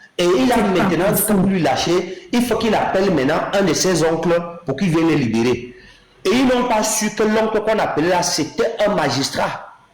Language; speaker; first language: French; non-native, local second language; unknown